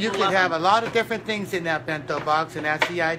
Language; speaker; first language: English; native; English